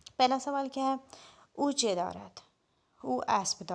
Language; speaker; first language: Persian; non-native, fluent; Urdu